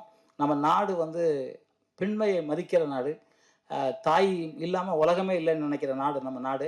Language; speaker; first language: Tamil; native; Tamil